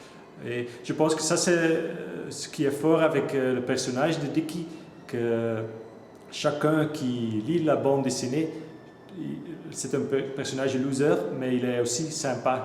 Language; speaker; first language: French; non-native, local second language; Dutch